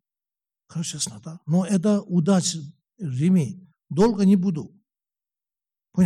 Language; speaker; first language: Russian; non-native, learner; Tibetan